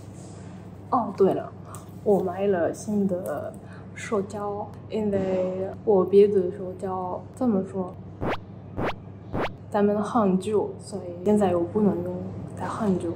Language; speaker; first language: Chinese; early bilingual, heritage; French